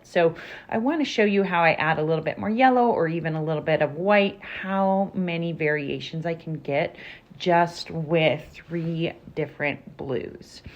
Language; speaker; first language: English; native; English